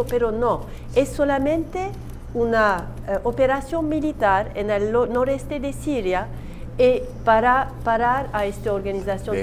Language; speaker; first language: Spanish; non-native, learner; Turkish